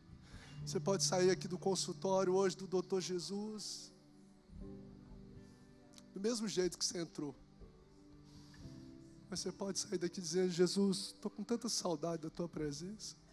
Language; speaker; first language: Portuguese; native; Portuguese